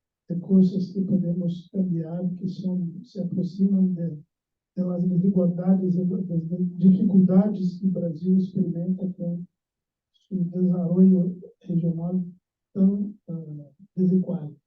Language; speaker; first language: Spanish; non-native, fluent; Portuguese